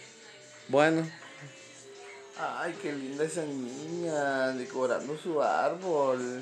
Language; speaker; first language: Spanish; native; Spanish